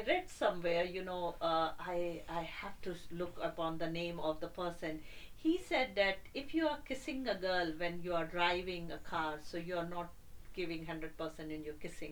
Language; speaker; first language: English; non-native, local second language; Hindi